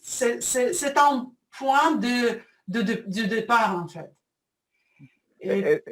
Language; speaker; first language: French; non-native, fluent; Russian